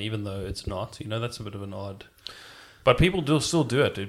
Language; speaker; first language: English; native; English